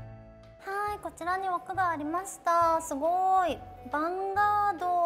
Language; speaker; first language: Japanese; native; Japanese